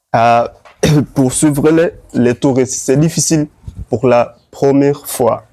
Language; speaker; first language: French; non-native, learner; Swahili